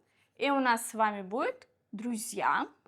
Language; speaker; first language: Russian; non-native, local second language; Uzbek